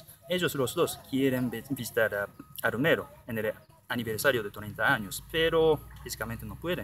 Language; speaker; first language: Spanish; non-native, learner; Japanese